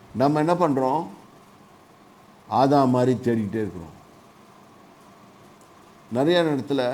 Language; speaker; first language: Tamil; native; Tamil